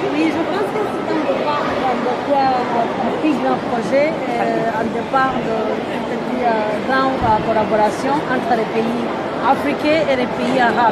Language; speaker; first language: French; non-native, local second language; Kinyarwanda